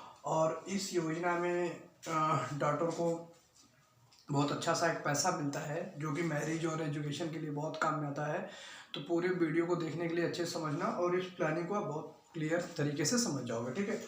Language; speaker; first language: Hindi; native; Hindi